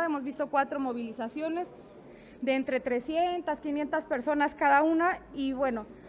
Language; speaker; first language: Spanish; native; Spanish